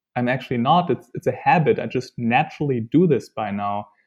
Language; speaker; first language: English; non-native, fluent; German